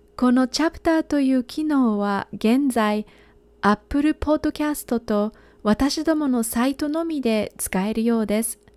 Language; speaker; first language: Japanese; native; Japanese